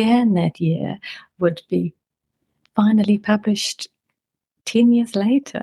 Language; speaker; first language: English; native; English